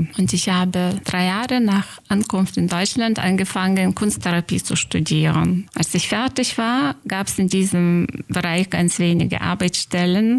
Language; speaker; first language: German; non-native, fluent; Lithuanian